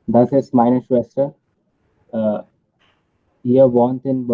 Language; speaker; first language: German; non-native, learner; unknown